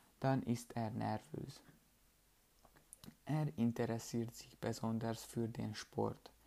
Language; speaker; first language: German; non-native, learner; Hungarian